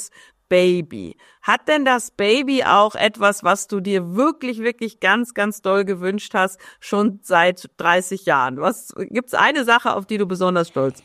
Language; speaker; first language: German; native; German